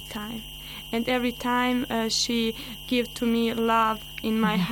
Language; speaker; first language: English; non-native, learner; Bosnian